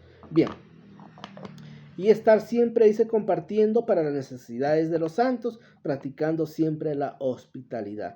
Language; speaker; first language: Spanish; native; Spanish